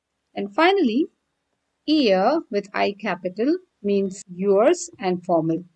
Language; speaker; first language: German; non-native, fluent; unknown